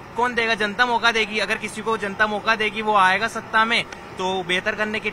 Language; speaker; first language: Hindi; native; Hindi